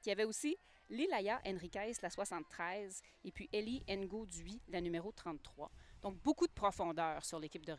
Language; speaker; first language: French; native; French